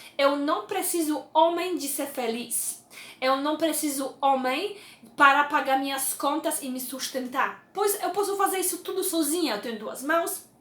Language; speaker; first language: Portuguese; non-native, fluent; Polish